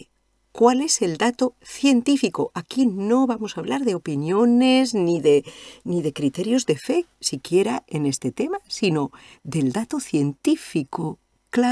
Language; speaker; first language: Spanish; native; Spanish